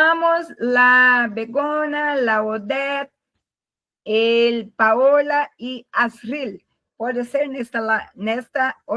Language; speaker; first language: Spanish; non-native, learner; Portuguese